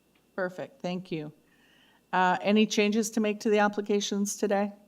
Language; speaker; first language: English; native; English